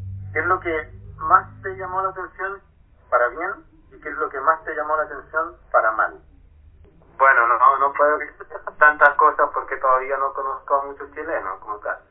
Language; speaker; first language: Spanish; non-native, fluent; Arabic